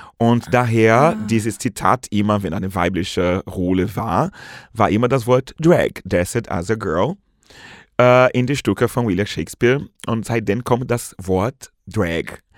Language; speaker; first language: German; non-native, fluent; Portuguese